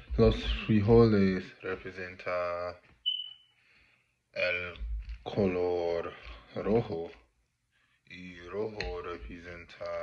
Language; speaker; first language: Spanish; non-native, learner; English